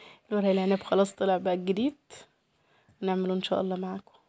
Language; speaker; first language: Arabic; native; Arabic